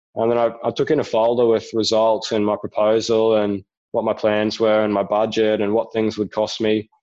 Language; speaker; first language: English; native; English